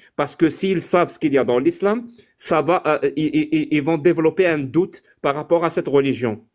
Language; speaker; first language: French; non-native, local second language; Arabic